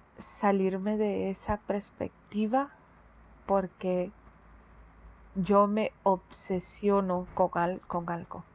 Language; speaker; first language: Spanish; early bilingual, heritage; Spanish